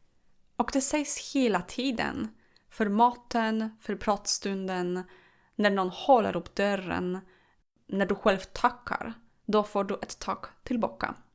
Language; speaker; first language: Swedish; non-native, fluent; Polish